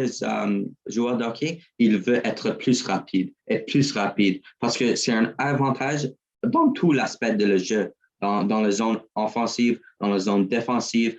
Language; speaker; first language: French; non-native, learner; English